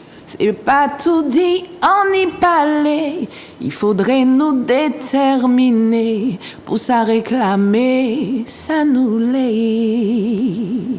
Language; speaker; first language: French; native; French